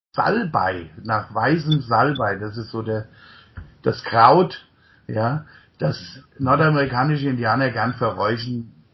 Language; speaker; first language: German; native; German